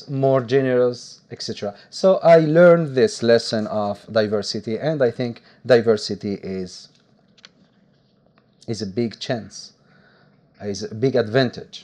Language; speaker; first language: English; non-native, fluent; Arabic